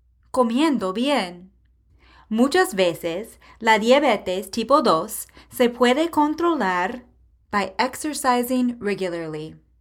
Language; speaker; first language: Spanish; non-native, fluent; English